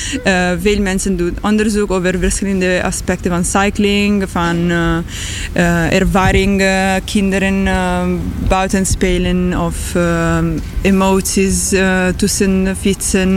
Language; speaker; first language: Dutch; non-native, learner; Italian